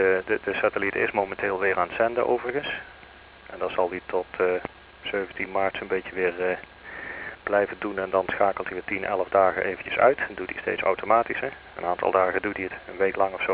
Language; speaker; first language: Dutch; native; Dutch